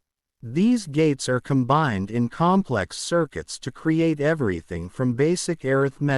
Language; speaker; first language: English; non-native, learner; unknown